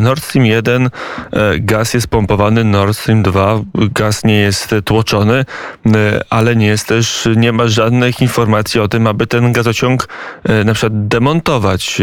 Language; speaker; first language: Polish; native; Polish